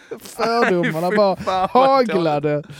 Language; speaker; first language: Swedish; native; Swedish